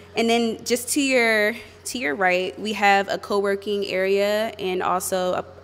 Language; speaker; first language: English; native; English